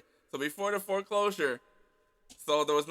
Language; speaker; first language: English; native; English